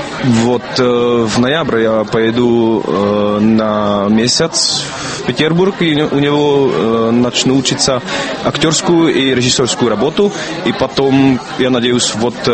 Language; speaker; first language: Russian; non-native, learner; Czech